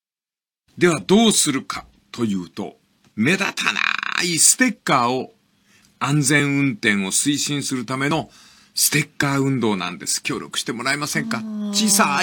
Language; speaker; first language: Japanese; native; Japanese